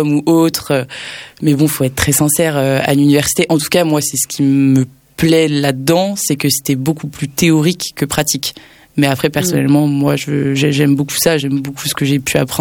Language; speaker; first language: French; native; French